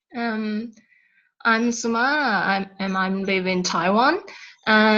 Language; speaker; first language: English; non-native, learner; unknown